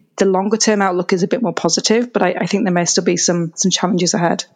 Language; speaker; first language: English; native; English